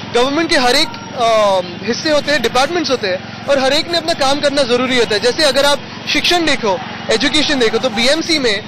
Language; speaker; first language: Hindi; non-native, local second language; Marathi